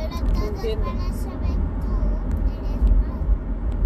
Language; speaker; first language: Spanish; early bilingual, other home language; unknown